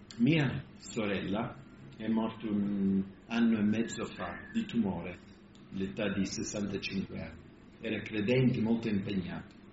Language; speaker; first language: Italian; non-native, fluent; English